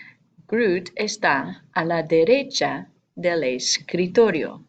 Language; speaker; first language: Spanish; non-native, fluent; English